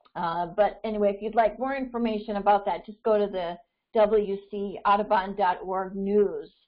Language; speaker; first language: English; native; English